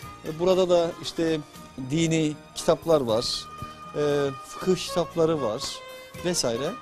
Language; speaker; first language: Turkish; native; Turkish